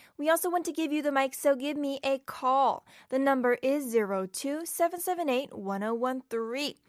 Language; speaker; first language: English; non-native, fluent; Korean